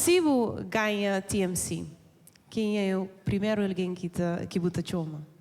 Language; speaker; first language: Portuguese; non-native, learner; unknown